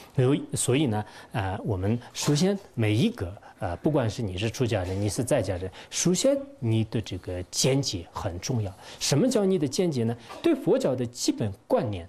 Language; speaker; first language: Chinese; non-native, local second language; Tibetan